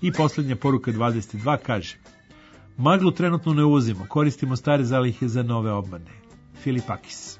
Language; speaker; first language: Croatian; native; Croatian